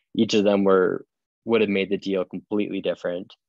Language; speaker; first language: English; native; English